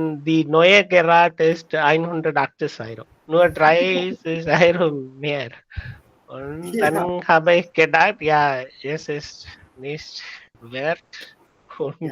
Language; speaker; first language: German; non-native, learner; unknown